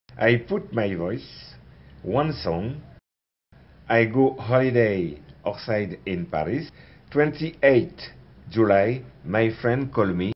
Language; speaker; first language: English; non-native, learner; French